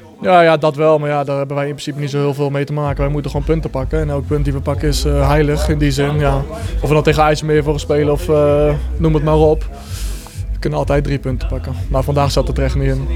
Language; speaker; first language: Dutch; native; Dutch